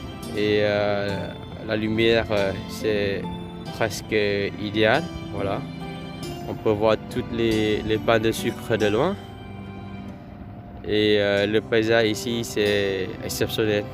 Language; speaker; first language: French; non-native, fluent; Vietnamese